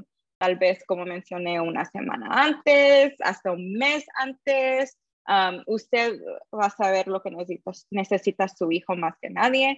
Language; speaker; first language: Spanish; early bilingual, heritage; Spanish